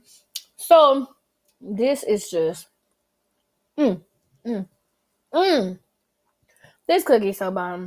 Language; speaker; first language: English; native; English